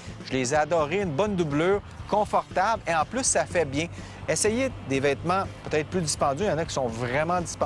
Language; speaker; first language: French; native; French